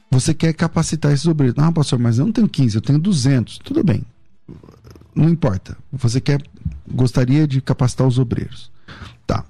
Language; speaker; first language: Portuguese; native; Portuguese